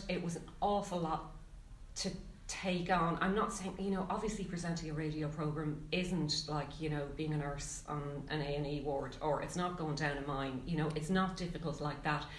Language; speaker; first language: English; native; English